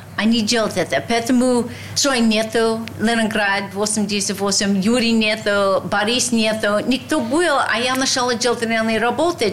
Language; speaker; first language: Russian; non-native, learner; English